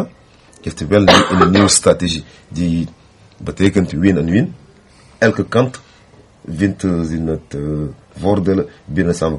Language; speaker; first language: Dutch; non-native, learner; French